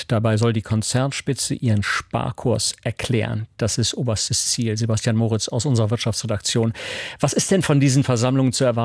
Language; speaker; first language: German; native; German